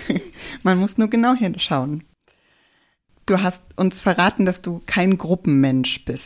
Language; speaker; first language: German; native; German